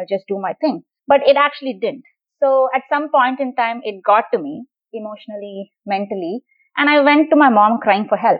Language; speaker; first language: English; non-native, local second language; Tamil